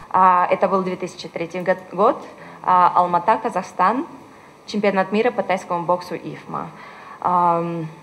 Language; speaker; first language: Russian; native; Russian